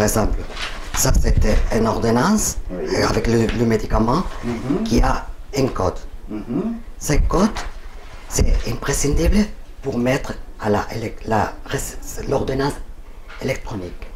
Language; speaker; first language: French; non-native, learner; Spanish